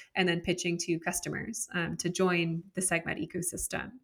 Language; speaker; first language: English; native; English